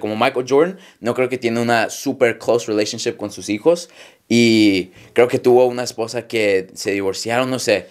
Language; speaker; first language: Spanish; early bilingual, heritage; Spanish